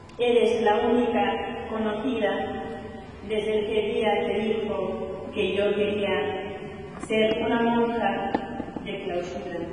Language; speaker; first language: Spanish; non-native, fluent; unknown